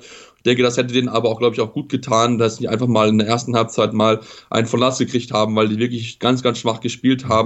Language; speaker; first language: German; native; German